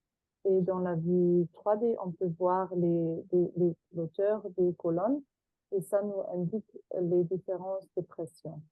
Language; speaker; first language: French; non-native, fluent; German